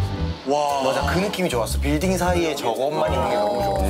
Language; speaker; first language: Korean; native; Korean